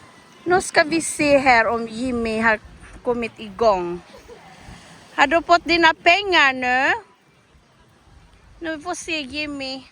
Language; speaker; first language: Swedish; non-native, fluent; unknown